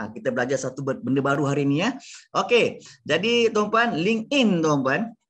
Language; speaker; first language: Malay; native; Malay